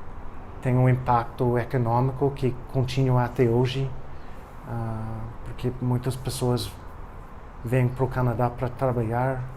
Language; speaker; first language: Portuguese; non-native, fluent; English